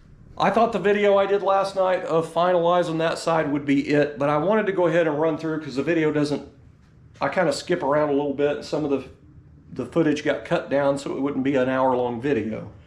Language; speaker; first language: English; native; English